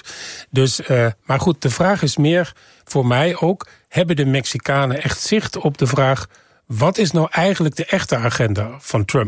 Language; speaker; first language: Dutch; native; Dutch